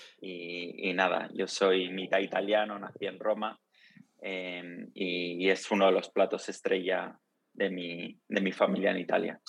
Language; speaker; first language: Spanish; early bilingual, other home language; Italian